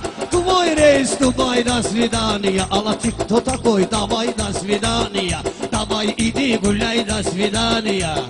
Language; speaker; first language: Russian; non-native, learner; Talysh